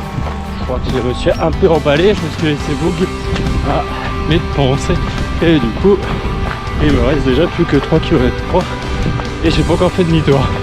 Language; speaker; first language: French; native; French